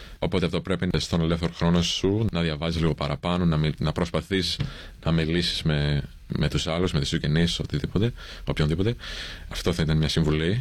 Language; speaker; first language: Greek; early bilingual, heritage; English